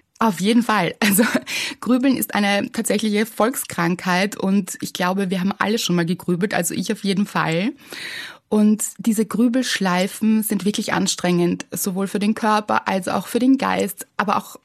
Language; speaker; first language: German; native; German